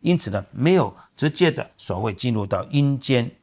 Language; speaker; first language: Chinese; native; Chinese